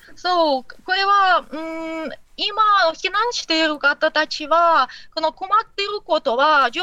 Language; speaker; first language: Japanese; non-native, learner; Ukrainian